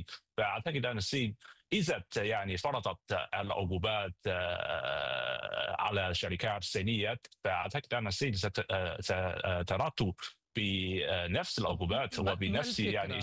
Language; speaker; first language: Arabic; non-native, fluent; Chinese